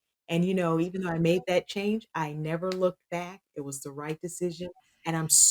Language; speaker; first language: English; native; English